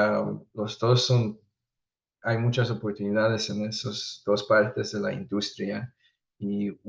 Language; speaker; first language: Spanish; early bilingual, heritage; Spanish